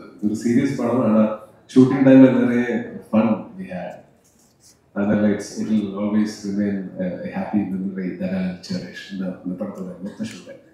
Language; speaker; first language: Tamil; non-native, learner; Malayalam